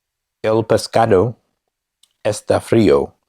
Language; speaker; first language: Spanish; non-native, learner; English